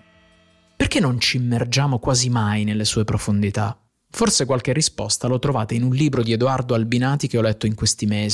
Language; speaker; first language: Italian; native; Italian